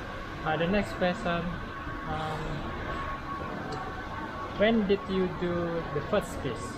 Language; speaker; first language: English; non-native, learner; Indonesian